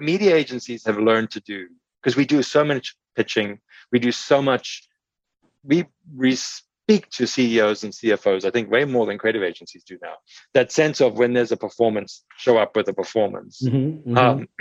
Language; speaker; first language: English; native; English